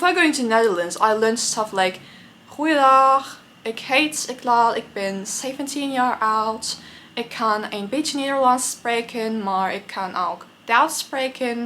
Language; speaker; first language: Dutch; non-native, learner; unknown